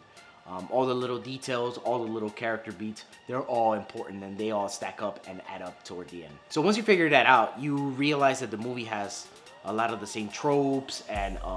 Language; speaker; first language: English; native; English